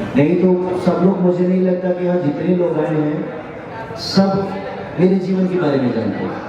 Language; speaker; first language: Hindi; native; Hindi